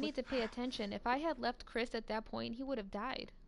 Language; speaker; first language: English; native; English